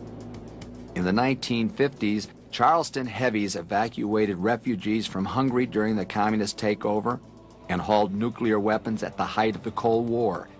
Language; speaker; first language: English; native; English